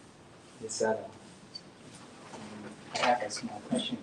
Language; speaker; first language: English; non-native, learner; Vietnamese